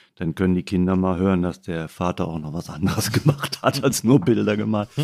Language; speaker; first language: German; non-native, local second language; Limburgish